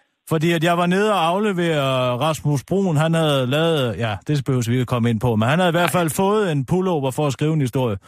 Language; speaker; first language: Danish; native; Danish